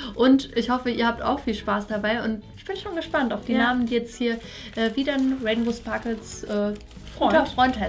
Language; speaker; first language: German; native; German